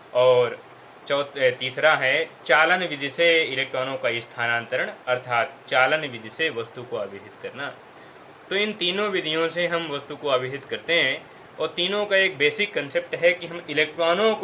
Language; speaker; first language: Hindi; native; Hindi